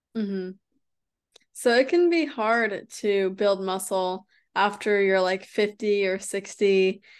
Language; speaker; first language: English; native; English